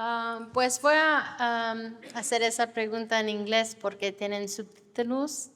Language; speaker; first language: Spanish; non-native, fluent; English